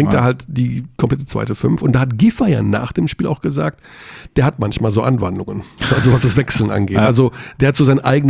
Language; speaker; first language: German; native; German